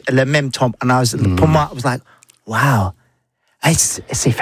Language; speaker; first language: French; non-native, learner; English